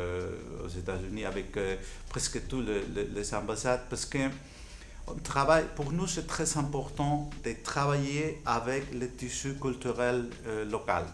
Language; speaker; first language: French; non-native, fluent; Spanish